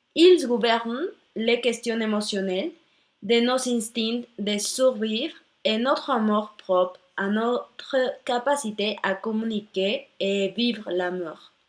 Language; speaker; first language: French; non-native, learner; Spanish